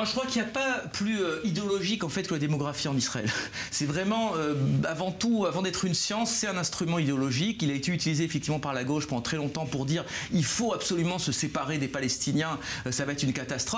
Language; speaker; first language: French; native; French